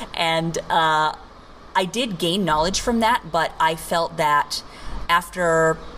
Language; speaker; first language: English; native; English